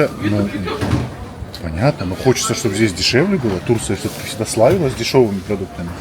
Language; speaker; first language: Russian; native; Russian